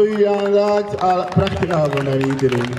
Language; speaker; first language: Dutch; non-native, fluent; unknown